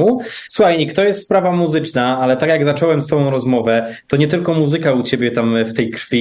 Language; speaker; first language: Polish; native; Polish